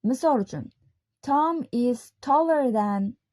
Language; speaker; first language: English; non-native, fluent; Uzbek